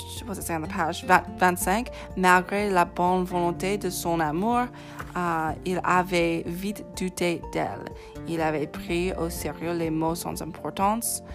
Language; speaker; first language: French; non-native, fluent; English